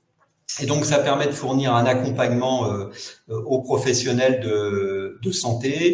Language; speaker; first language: French; native; French